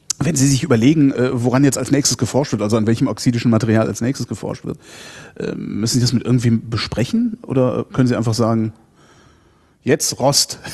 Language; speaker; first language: German; native; German